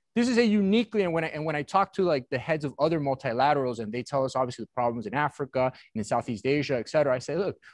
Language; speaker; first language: English; native; English